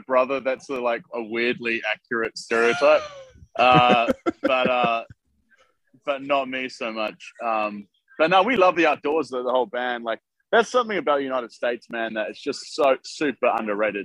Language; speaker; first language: English; native; English